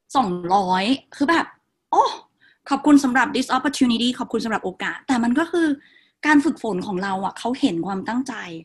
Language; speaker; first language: Thai; non-native, local second language; Northeastern Thai